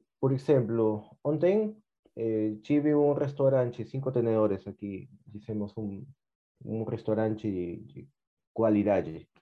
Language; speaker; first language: Portuguese; non-native, fluent; Spanish